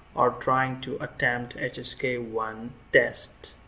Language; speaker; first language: English; non-native, local second language; Hindi